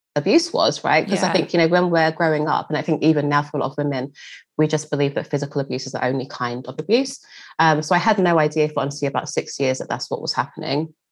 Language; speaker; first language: English; native; English